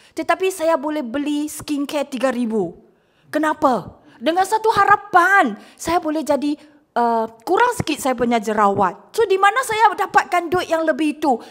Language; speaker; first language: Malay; non-native, local second language; Chinese